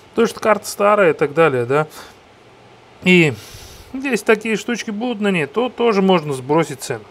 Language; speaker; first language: Russian; non-native, fluent; Georgian